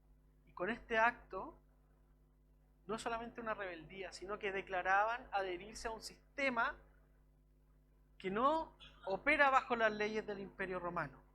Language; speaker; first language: Spanish; native; Spanish